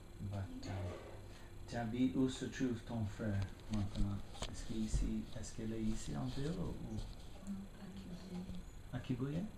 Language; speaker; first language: French; non-native, fluent; English